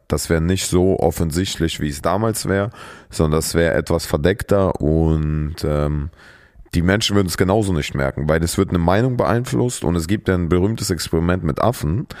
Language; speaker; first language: German; early bilingual, other home language; Russian